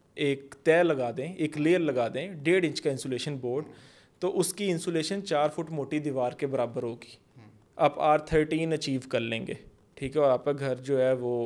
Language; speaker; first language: Urdu; non-native, local second language; Punjabi